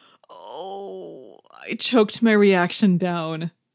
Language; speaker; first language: English; native; English